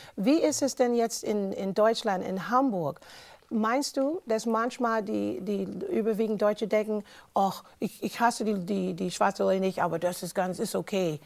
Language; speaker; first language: German; non-native, fluent; English